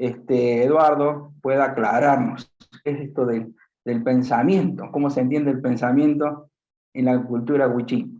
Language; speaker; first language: Spanish; native; Spanish